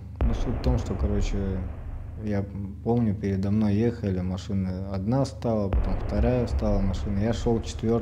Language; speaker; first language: Russian; native; Russian